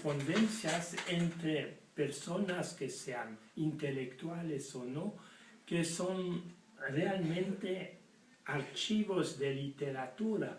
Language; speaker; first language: Spanish; non-native, fluent; French